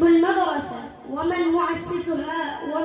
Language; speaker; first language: Arabic; non-native, learner; Bangla